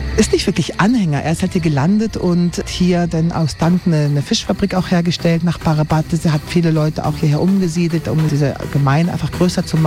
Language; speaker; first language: German; native; German